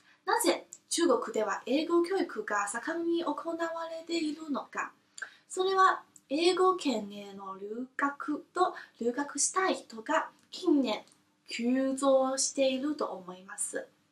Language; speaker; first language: Japanese; non-native, fluent; Chinese